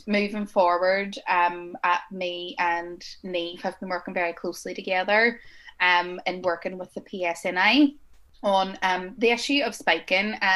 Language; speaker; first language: English; native; English